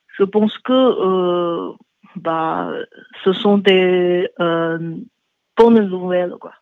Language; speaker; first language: French; non-native, learner; Chinese